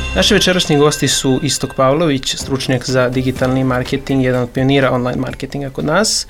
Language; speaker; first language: Serbian; native; Serbian